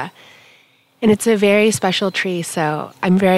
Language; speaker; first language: English; native; English